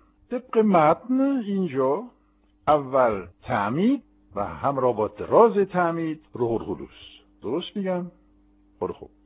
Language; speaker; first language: Persian; non-native, fluent; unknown